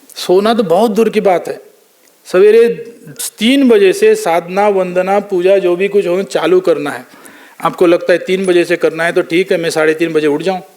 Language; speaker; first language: Hindi; non-native, local second language; Marathi